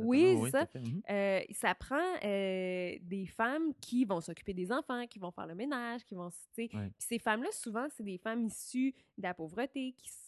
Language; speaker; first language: French; native; French